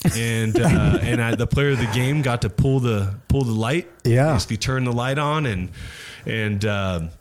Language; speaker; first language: English; native; English